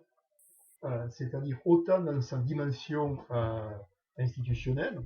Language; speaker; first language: French; native; French